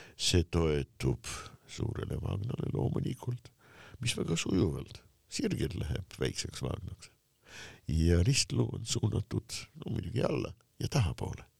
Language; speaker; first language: Estonian; non-native, local second language; Russian